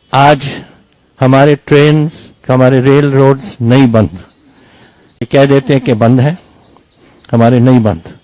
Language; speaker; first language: Hindi; non-native, local second language; Punjabi